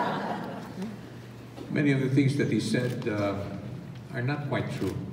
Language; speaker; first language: English; non-native, local second language; Filipino